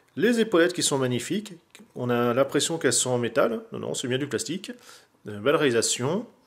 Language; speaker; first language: French; native; French